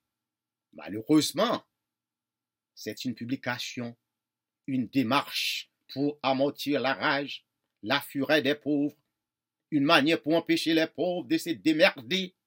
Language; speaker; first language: French; non-native, local second language; Haitian Creole